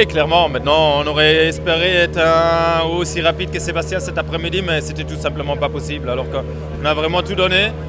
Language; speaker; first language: French; native; French